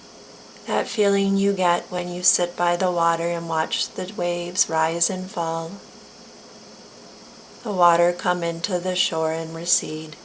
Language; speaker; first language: English; native; English